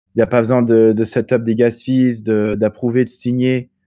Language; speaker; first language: French; native; French